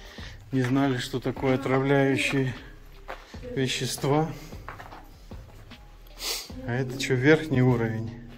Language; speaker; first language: Russian; native; Russian